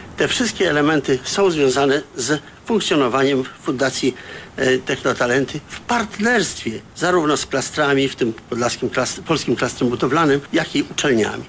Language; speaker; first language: Polish; native; Polish